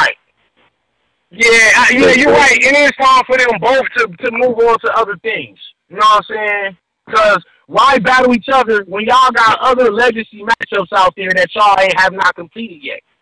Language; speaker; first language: English; native; English